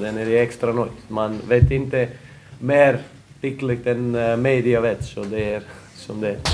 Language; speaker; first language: Swedish; non-native, fluent; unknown